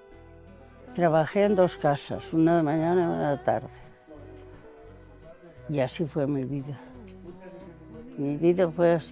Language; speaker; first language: Spanish; non-native, local second language; Galician